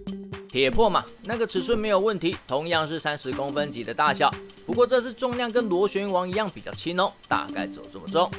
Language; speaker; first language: Chinese; native; Chinese